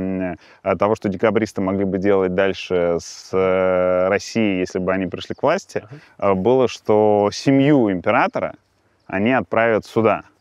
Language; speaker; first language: Russian; native; Russian